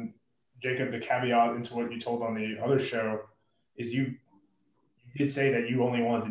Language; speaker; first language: English; native; English